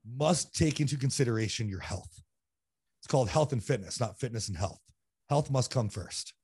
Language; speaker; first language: English; native; English